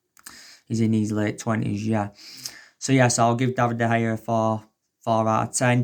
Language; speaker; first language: English; native; English